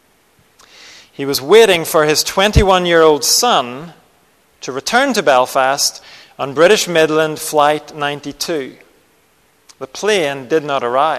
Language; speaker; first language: English; native; English